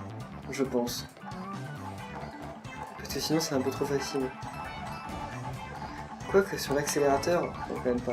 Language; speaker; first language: French; native; French